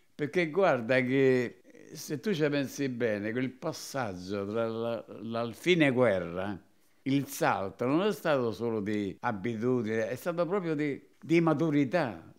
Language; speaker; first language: Italian; native; Italian